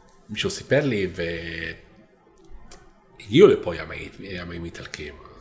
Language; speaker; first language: Hebrew; non-native, fluent; Italian